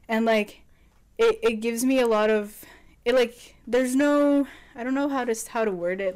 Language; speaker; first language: English; non-native, local second language; Filipino